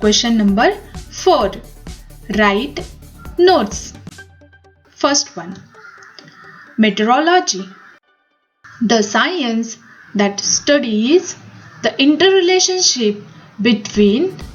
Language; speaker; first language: English; non-native, local second language; Marathi